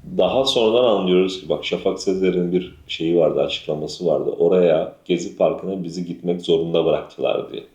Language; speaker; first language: Turkish; native; Turkish